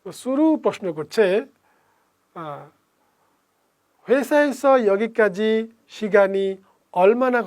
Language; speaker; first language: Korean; non-native, fluent; Bangla